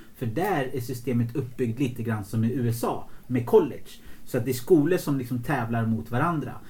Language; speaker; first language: Swedish; early bilingual, other home language; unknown